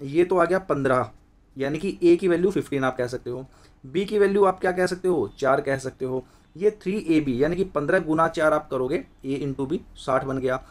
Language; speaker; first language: Hindi; native; Hindi